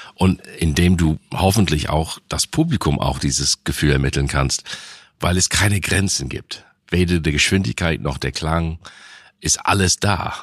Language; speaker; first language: German; non-native, fluent; English